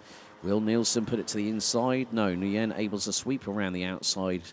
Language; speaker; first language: English; non-native, fluent; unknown